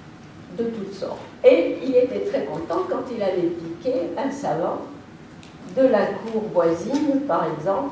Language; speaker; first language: French; non-native, local second language; Arabic